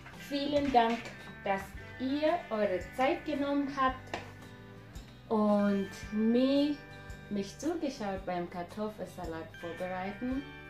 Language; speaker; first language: German; non-native, fluent; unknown